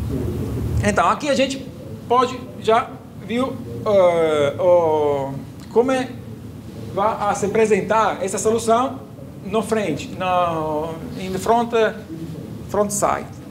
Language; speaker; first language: Portuguese; non-native, fluent; Italian